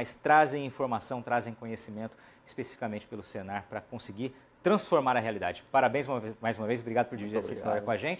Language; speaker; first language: Portuguese; native; Portuguese